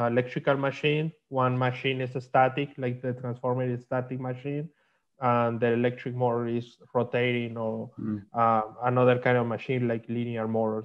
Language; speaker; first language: English; non-native, learner; Spanish